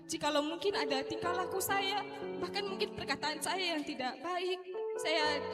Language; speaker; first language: Indonesian; native; Indonesian